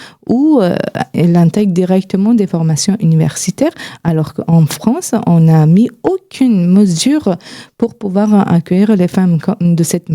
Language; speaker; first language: French; non-native, fluent; Persian